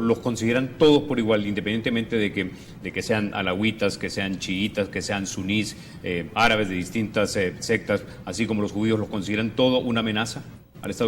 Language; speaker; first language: Spanish; native; Spanish